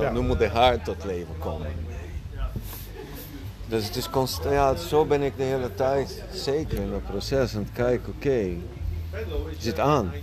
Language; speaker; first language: Dutch; non-native, fluent; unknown